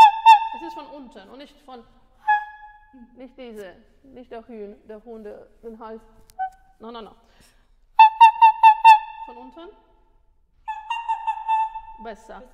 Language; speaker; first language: German; non-native, fluent; Italian